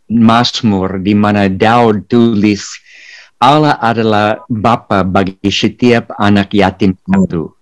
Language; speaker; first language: Indonesian; non-native, fluent; English